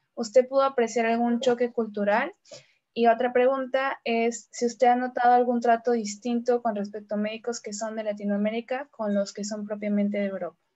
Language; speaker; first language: Spanish; native; Spanish